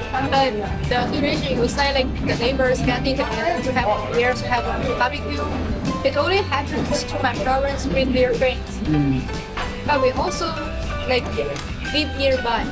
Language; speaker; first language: English; non-native, learner; Chinese